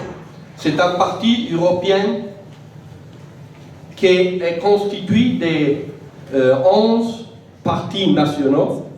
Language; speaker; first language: French; non-native, fluent; Italian